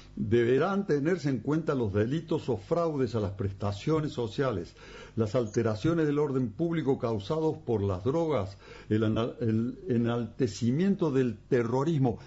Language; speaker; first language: Spanish; native; Spanish